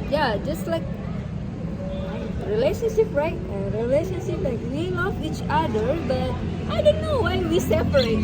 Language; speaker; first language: English; non-native, fluent; Indonesian